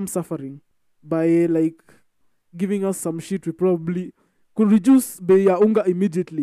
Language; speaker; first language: English; non-native, local second language; Swahili